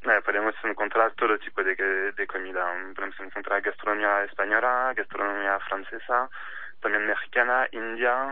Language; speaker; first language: Spanish; non-native, fluent; French